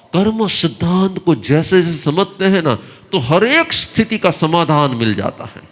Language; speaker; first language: Hindi; non-native, local second language; Gujarati